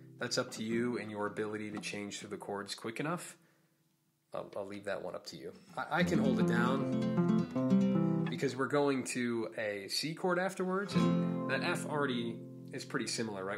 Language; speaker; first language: English; native; English